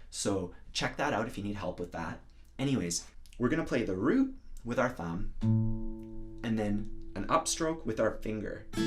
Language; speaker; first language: English; native; English